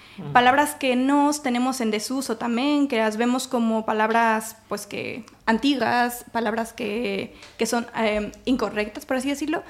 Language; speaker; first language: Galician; non-native, learner; Spanish